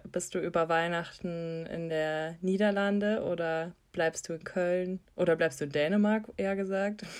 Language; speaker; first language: German; native; German